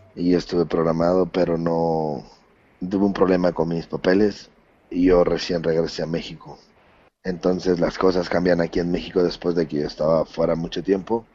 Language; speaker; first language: Spanish; native; Spanish